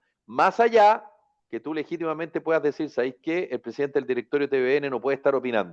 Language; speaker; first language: Spanish; native; Spanish